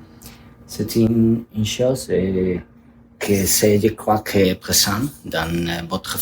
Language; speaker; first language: French; non-native, learner; Spanish